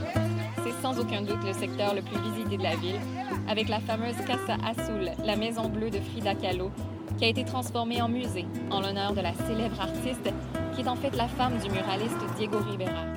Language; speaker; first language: French; native; French